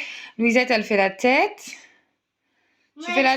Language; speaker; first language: French; native; French